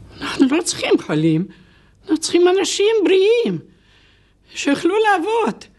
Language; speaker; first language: Hebrew; non-native, fluent; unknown